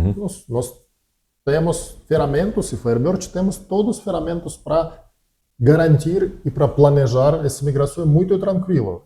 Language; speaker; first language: Portuguese; non-native, learner; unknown